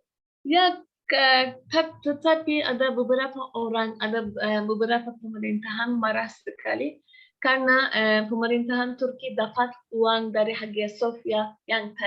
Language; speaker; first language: Indonesian; non-native, learner; Turkish